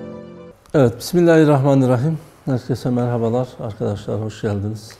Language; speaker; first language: Turkish; native; Turkish